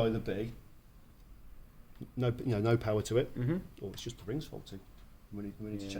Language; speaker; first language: English; native; English